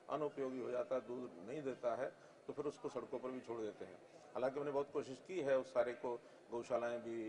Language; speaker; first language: Hindi; native; Hindi